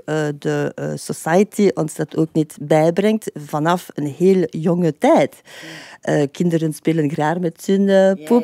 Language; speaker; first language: Dutch; non-native, fluent; French